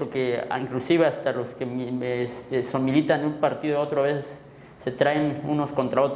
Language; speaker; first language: Spanish; native; Spanish